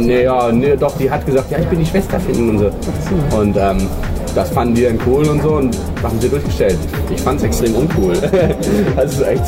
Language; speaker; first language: German; native; German